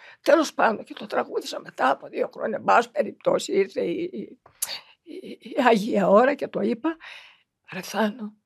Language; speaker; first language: Greek; early bilingual, heritage; Greek